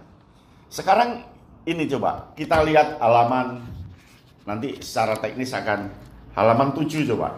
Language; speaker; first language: Indonesian; native; Indonesian